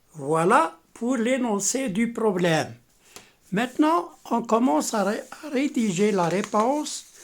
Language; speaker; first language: French; non-native, local second language; Arabic